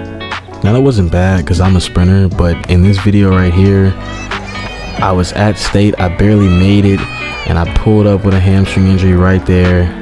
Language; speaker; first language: English; native; English